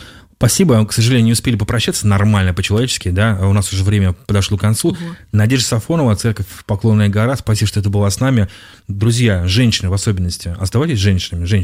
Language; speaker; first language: Russian; native; Russian